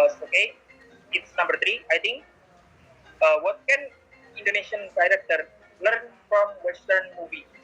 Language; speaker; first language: English; non-native, learner; Indonesian